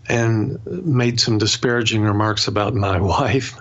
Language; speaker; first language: English; native; English